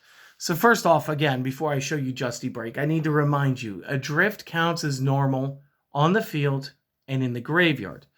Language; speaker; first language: English; native; English